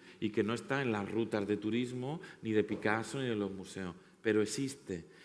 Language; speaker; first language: Spanish; native; Spanish